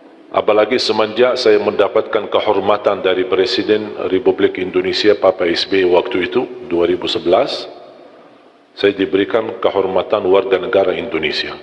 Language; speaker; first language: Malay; non-native, fluent; Arabic